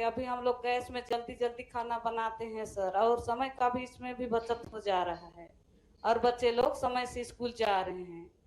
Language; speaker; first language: Hindi; non-native, local second language; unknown